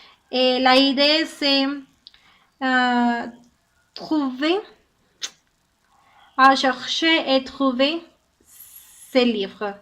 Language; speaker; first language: French; non-native, learner; Spanish